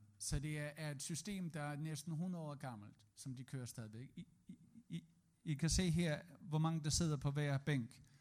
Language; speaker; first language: Danish; native; Danish